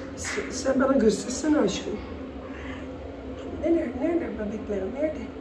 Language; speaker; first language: Turkish; early bilingual, heritage; Turkish